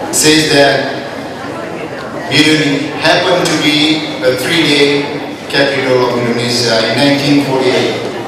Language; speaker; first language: English; non-native, fluent; Indonesian